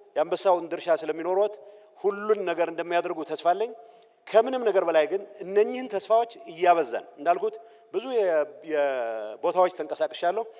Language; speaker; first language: Amharic; non-native, local second language; Tigrinya